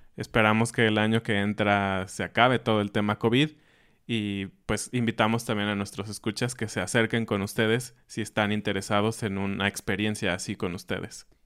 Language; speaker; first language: Spanish; native; Spanish